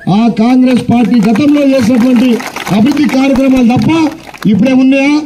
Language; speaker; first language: Telugu; native; Telugu